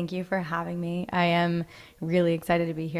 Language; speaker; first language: English; native; English